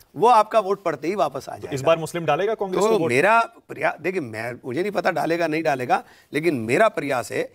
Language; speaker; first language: Hindi; native; Hindi